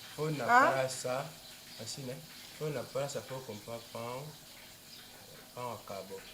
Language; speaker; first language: Portuguese; non-native, learner; Lingala